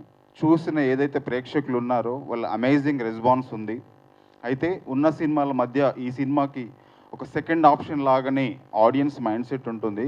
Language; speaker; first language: Telugu; native; Telugu